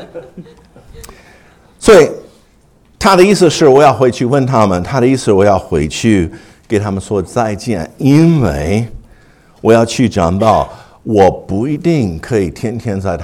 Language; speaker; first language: Chinese; non-native, fluent; English